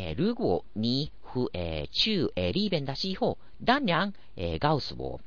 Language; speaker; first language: Chinese; non-native, learner; Japanese